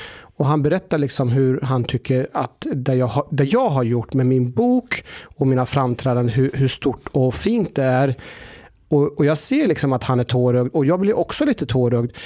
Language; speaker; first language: Swedish; early bilingual, other home language; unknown